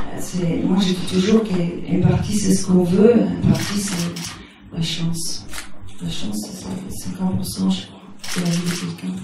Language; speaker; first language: French; non-native, fluent; Italian